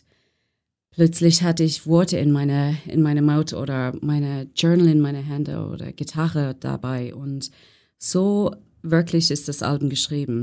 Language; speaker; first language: German; non-native, learner; English